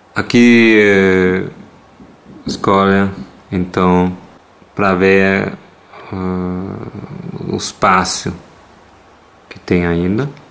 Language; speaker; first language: Portuguese; non-native, fluent; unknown